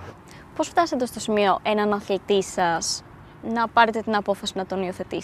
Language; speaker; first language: Greek; native; Greek